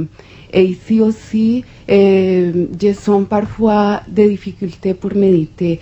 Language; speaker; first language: French; non-native, fluent; Spanish